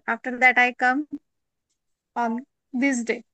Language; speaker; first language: English; non-native, learner; Marathi